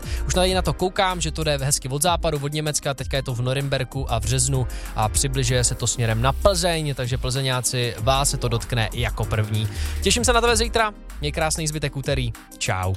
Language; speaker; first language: Czech; native; Czech